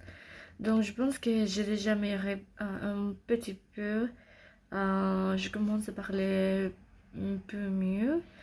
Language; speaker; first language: French; non-native, learner; English